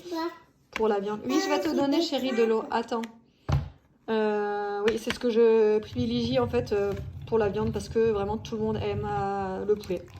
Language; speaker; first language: French; native; French